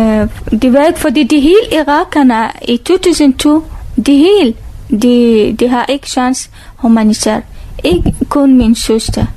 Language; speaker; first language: Danish; non-native, learner; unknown